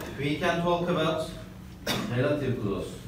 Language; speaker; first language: English; non-native, learner; Turkish